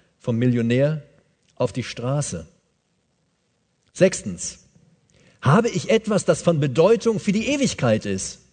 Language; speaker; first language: German; native; German